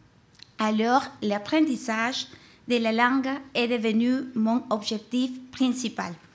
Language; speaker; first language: French; non-native, fluent; Spanish